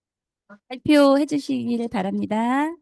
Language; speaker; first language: Korean; native; Korean